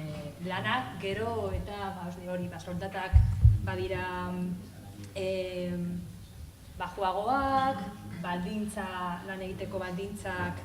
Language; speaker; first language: Basque; non-native, local second language; Spanish